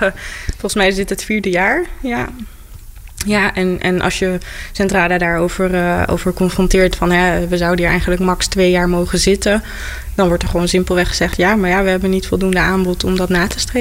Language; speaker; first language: Dutch; native; Dutch